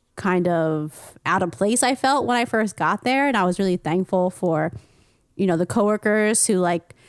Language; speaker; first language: English; native; English